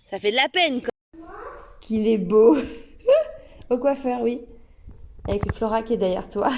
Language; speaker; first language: French; native; French